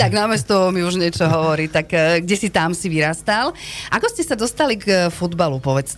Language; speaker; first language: Slovak; native; Slovak